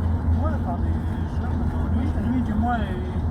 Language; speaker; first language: French; native; French